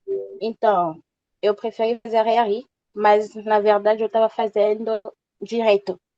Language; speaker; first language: Portuguese; non-native, learner; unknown